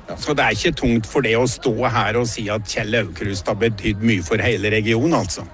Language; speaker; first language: Norwegian; native; Norwegian